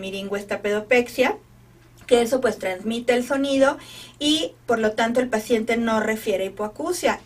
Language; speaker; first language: Spanish; native; Spanish